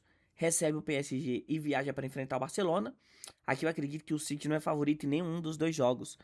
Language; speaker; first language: Portuguese; native; Portuguese